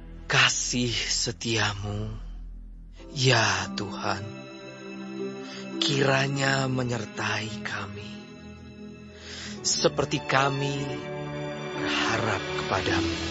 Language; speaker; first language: Indonesian; native; Indonesian